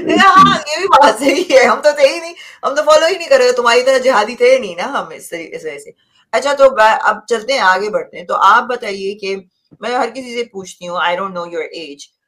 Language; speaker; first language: Hindi; native; Hindi